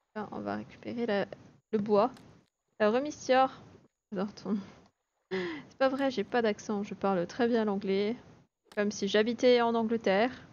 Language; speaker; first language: French; native; French